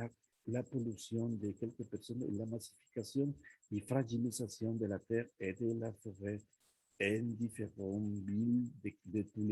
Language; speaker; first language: French; non-native, learner; Spanish